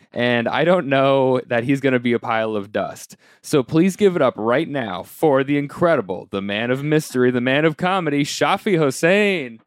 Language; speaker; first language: English; native; English